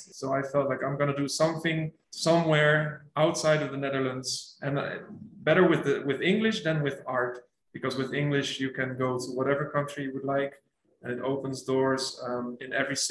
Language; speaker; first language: English; non-native, fluent; Dutch